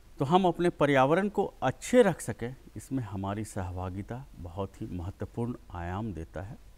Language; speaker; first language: Hindi; native; Hindi